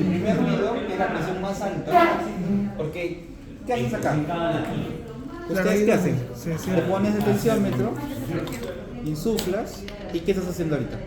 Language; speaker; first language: Spanish; native; Spanish